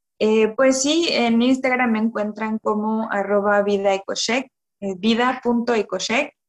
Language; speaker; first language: Spanish; native; Spanish